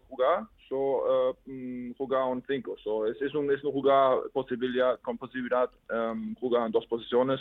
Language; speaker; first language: Spanish; non-native, learner; German